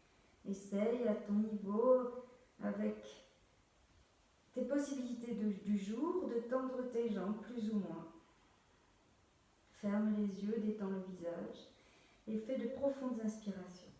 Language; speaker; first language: French; native; French